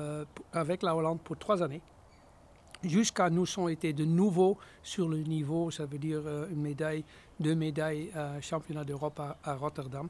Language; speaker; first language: French; non-native, fluent; Dutch